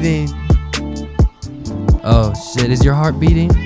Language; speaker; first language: English; native; English